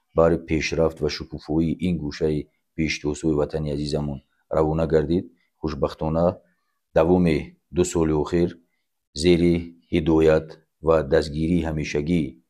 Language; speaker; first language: Tajik; native; Tajik